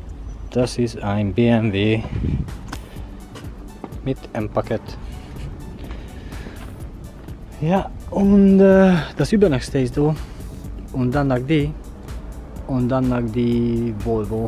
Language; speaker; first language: German; non-native, fluent; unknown